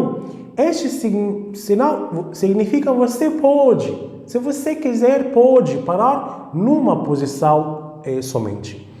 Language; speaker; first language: Portuguese; non-native, fluent; Arabic